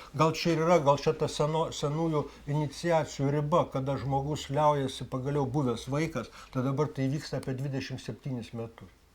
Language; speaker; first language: Lithuanian; native; Lithuanian